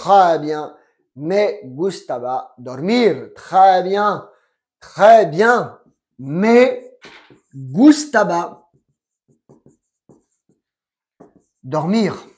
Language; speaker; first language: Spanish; non-native, fluent; French